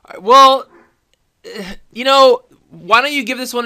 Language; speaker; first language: English; native; English